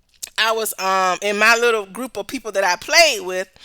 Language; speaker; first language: English; native; English